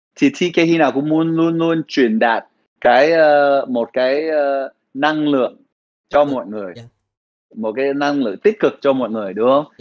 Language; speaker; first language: Vietnamese; early bilingual, heritage; Vietnamese